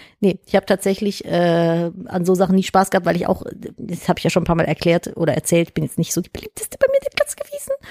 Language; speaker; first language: German; native; German